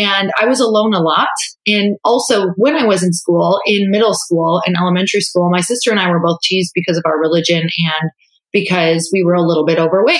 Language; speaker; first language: English; native; English